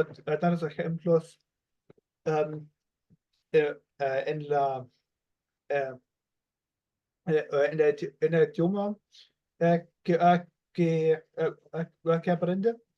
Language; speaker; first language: Spanish; non-native, learner; German